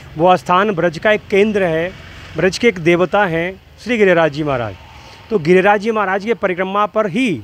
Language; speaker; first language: Hindi; native; Hindi